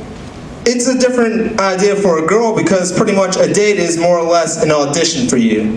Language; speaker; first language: English; native; English